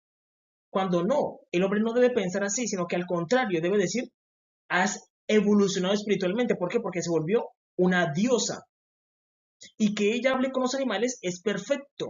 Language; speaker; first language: Spanish; native; Spanish